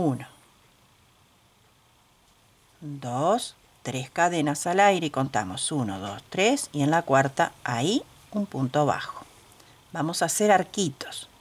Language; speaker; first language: Spanish; native; Spanish